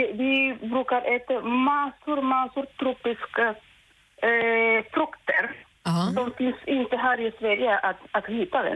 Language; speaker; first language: Swedish; non-native, local second language; Spanish